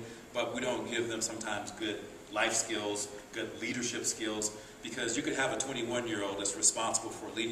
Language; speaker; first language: English; native; English